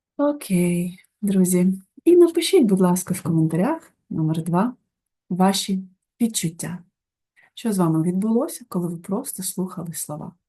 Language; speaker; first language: Ukrainian; non-native, local second language; Russian